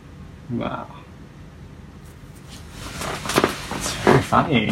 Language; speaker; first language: English; non-native, fluent; Japanese